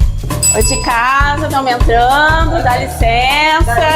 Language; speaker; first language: Portuguese; native; Portuguese